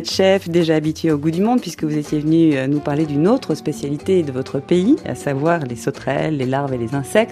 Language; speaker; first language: French; native; French